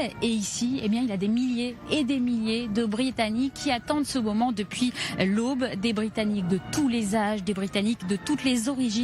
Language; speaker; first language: French; native; French